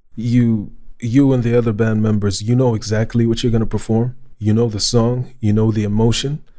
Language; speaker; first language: English; non-native, fluent; Arabic